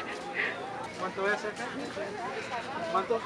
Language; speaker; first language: Spanish; early bilingual, heritage; Spanish